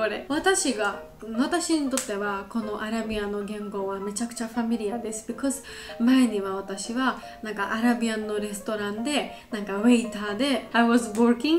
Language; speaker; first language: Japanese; non-native, learner; Georgian